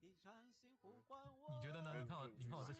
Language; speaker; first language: Chinese; native; Chinese